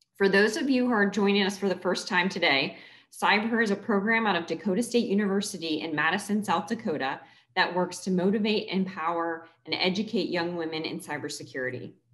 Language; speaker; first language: English; native; English